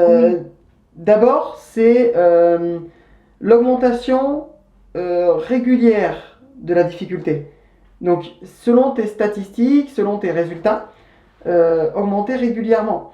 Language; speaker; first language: French; native; French